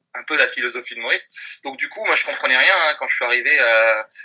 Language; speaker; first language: French; native; French